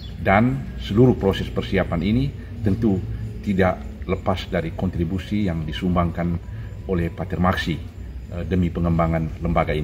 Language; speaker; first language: Indonesian; native; Indonesian